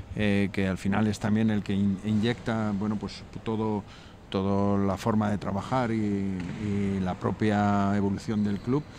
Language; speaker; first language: Spanish; native; Spanish